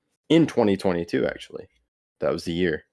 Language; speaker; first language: English; native; English